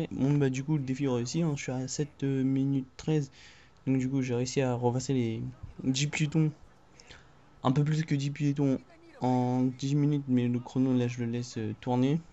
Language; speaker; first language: French; native; French